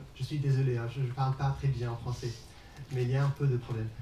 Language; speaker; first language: French; non-native, learner; Arabic